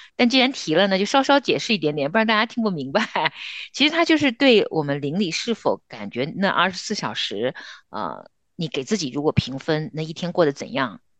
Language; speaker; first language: Chinese; native; Chinese